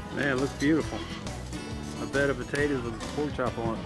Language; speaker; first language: English; native; English